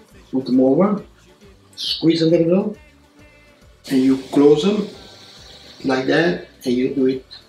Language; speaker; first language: English; non-native, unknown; Italian